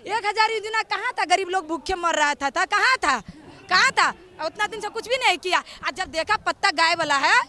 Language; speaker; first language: Hindi; native; Hindi